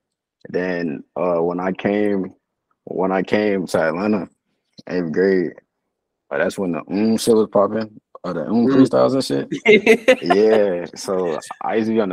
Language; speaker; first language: English; native; English